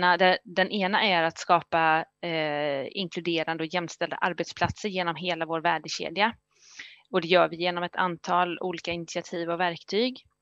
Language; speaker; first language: Swedish; native; Swedish